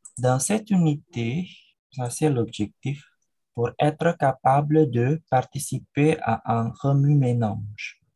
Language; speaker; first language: French; non-native, fluent; Indonesian